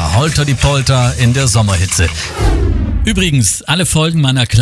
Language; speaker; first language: German; native; German